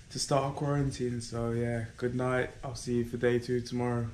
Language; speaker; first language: English; native; English